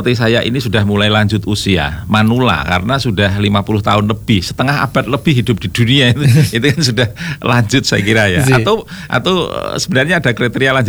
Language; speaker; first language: Indonesian; native; Indonesian